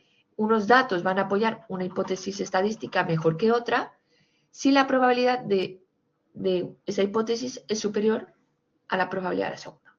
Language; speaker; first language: Spanish; native; Spanish